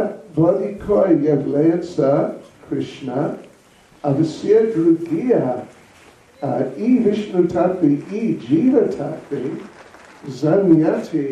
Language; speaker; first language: Russian; non-native, learner; English